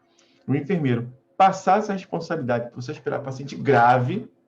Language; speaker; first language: Portuguese; native; Portuguese